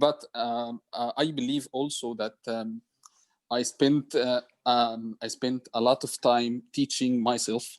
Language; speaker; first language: English; non-native, learner; Arabic